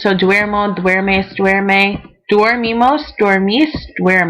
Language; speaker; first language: Spanish; non-native, fluent; English